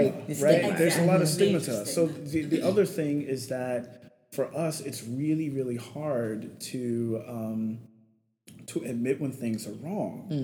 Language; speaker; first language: English; native; English